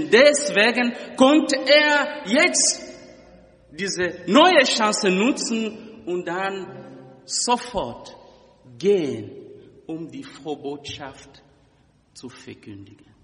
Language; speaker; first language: German; non-native, fluent; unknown